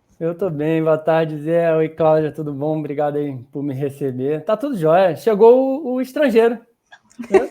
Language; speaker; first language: Portuguese; native; Portuguese